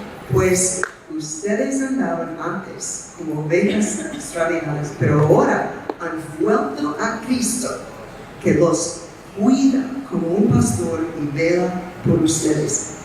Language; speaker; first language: Spanish; non-native, fluent; English